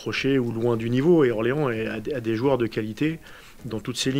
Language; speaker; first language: French; native; French